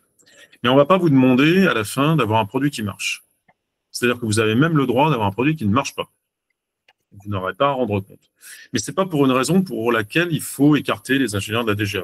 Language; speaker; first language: French; native; French